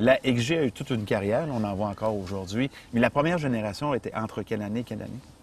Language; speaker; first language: French; native; French